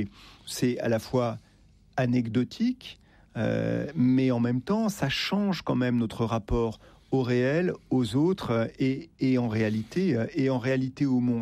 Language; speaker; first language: French; native; French